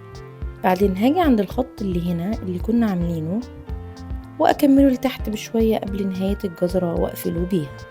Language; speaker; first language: Arabic; native; Arabic